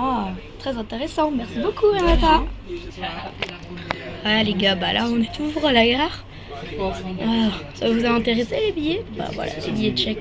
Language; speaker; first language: French; native; French